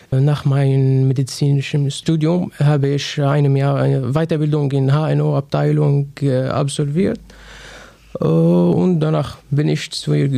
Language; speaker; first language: German; non-native, fluent; Arabic